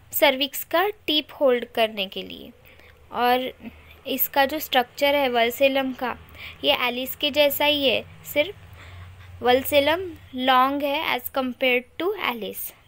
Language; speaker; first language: Hindi; non-native, local second language; Marathi